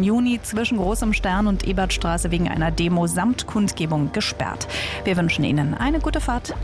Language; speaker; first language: German; native; German